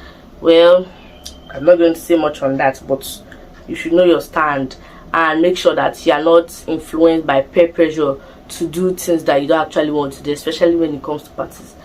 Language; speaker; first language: English; non-native, local second language; Igbo